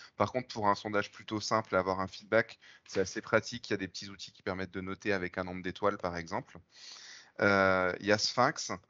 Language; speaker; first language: French; native; French